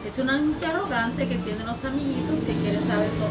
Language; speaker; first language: Spanish; native; Spanish